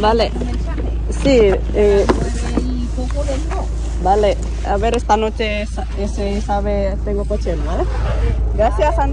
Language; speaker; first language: Spanish; non-native, learner; Indonesian